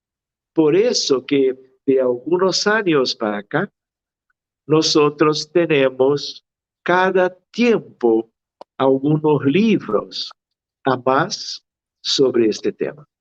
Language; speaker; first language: Spanish; non-native, fluent; Portuguese